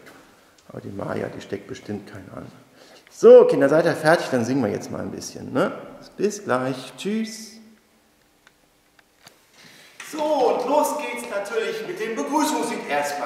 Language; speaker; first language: German; native; German